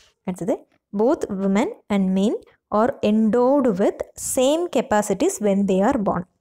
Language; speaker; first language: English; non-native, local second language; Tamil